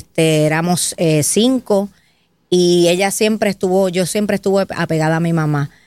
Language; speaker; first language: Spanish; native; Spanish